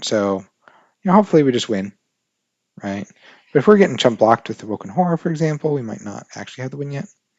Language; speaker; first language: English; native; English